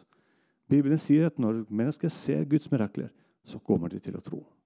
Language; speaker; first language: Norwegian; non-native, fluent; Russian